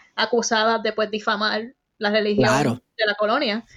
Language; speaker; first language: Spanish; native; Spanish